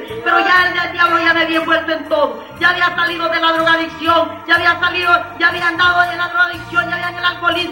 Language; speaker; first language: Spanish; native; Spanish